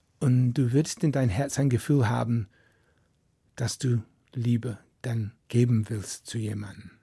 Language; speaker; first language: German; non-native, fluent; English